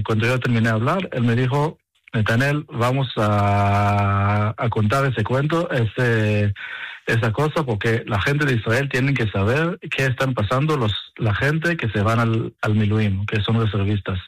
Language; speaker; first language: Spanish; non-native, learner; Hebrew